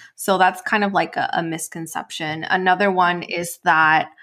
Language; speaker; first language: English; non-native, fluent; Spanish